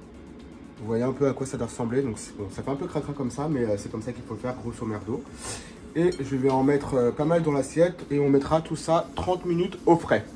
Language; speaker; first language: French; native; French